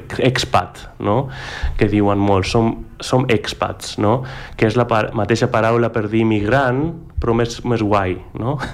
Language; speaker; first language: Catalan; non-native, fluent; Greek